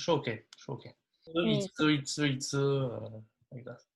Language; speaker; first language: Chinese; non-native, learner; French